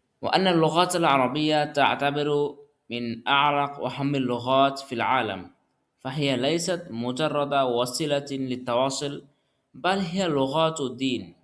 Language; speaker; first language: Arabic; non-native, fluent; Bangla